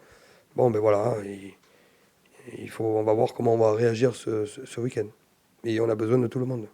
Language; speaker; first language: French; native; French